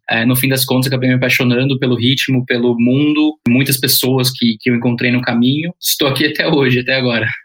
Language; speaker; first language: Portuguese; early bilingual, heritage; Portuguese